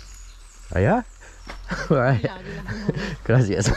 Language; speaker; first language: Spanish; non-native, learner; English